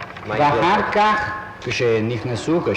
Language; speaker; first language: Hebrew; non-native, fluent; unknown